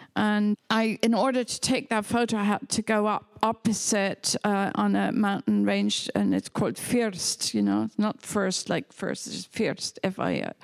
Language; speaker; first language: English; non-native, fluent; German